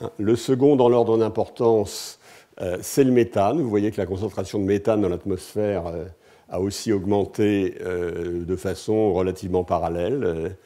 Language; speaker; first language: French; native; French